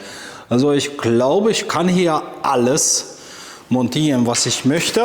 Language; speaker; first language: German; non-native, fluent; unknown